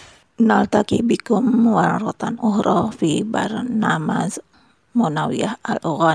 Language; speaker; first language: Arabic; non-native, fluent; Indonesian